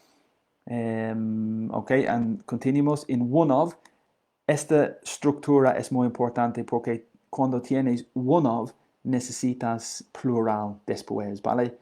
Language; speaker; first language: Spanish; non-native, learner; English